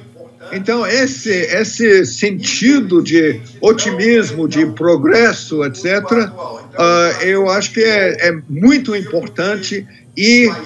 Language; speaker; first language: Portuguese; non-native, fluent; English